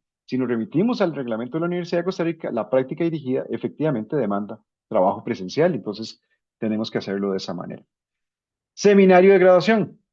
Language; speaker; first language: Spanish; native; Spanish